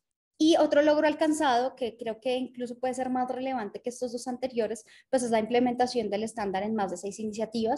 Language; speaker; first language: Spanish; native; Spanish